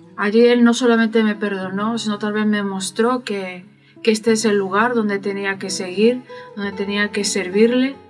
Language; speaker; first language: Spanish; non-native, fluent; Bulgarian